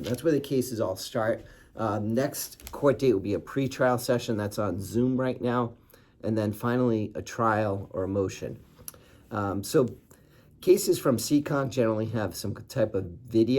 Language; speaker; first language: English; native; English